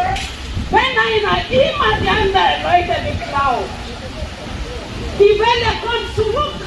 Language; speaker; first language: German; non-native, learner; Yoruba